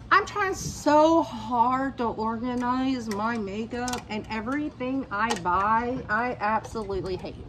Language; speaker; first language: English; native; English